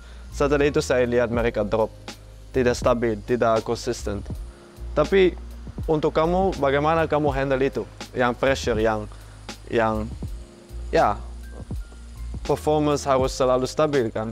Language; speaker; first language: Indonesian; non-native, fluent; Dutch